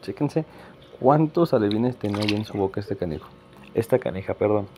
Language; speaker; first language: Spanish; native; Spanish